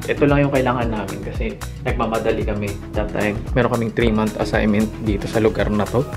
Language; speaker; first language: Filipino; native; Filipino